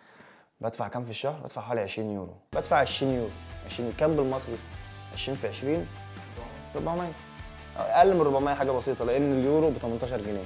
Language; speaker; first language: Arabic; native; Arabic